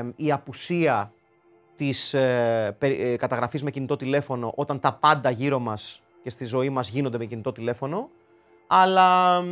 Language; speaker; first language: Greek; native; Greek